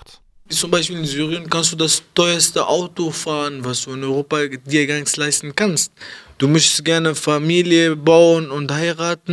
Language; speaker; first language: German; early bilingual, other home language; Arabic